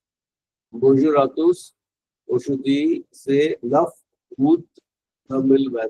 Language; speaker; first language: French; non-native, fluent; Tamil